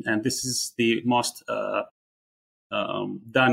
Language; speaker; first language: English; non-native, fluent; Turkish